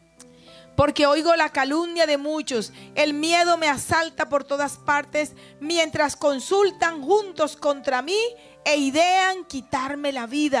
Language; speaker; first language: Spanish; native; Spanish